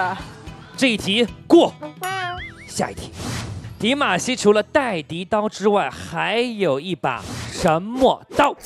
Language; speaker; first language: Chinese; native; Chinese